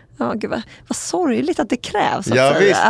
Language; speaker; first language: Swedish; native; Swedish